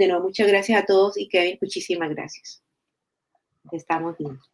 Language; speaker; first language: Spanish; native; Spanish